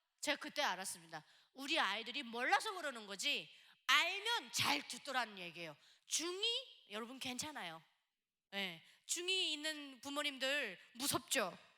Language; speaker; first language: Korean; native; Korean